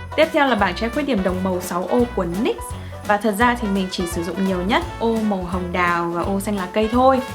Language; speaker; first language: Vietnamese; native; Vietnamese